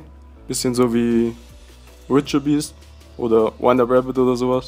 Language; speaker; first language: German; native; German